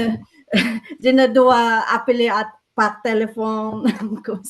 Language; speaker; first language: French; non-native, learner; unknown